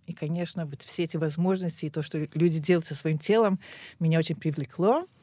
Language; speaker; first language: Russian; early bilingual, heritage; Russian